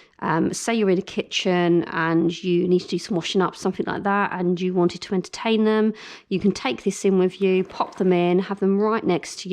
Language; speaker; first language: English; native; English